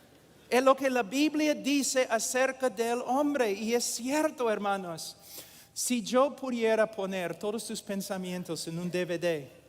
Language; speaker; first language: Spanish; non-native, fluent; English